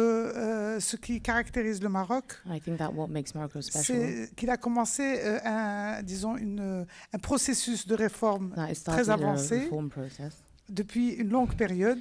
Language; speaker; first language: French; non-native, local second language; Arabic